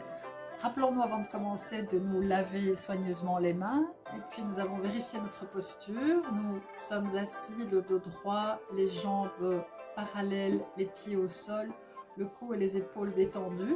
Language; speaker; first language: French; native; French